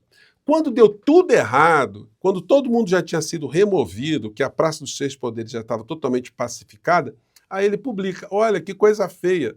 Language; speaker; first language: Portuguese; native; Portuguese